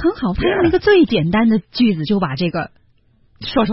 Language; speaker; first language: Chinese; native; Chinese